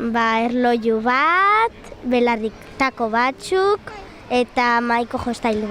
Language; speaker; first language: Basque; non-native, local second language; Spanish